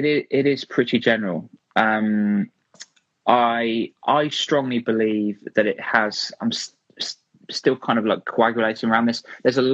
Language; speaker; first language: English; native; English